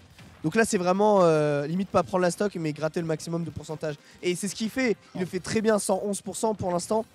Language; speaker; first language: French; native; French